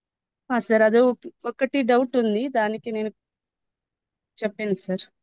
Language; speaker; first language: Telugu; non-native, learner; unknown